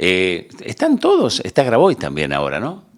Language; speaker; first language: Spanish; native; Spanish